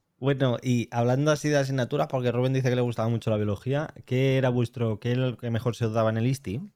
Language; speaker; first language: Spanish; native; Spanish